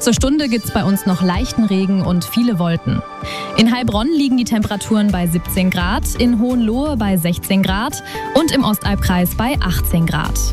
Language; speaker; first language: German; native; German